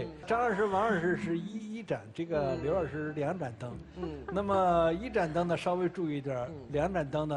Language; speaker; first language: Chinese; native; Chinese